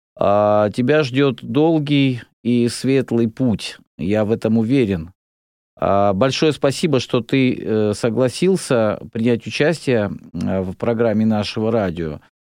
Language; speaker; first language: Russian; native; Russian